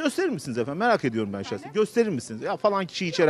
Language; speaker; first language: Turkish; native; Turkish